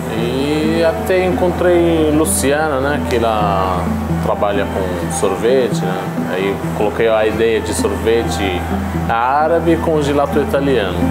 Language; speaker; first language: Portuguese; non-native, learner; Arabic